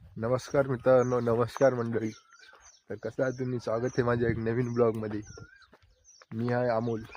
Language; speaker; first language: Marathi; non-native, local second language; Lambadi